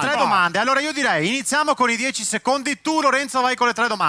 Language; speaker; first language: Italian; native; Italian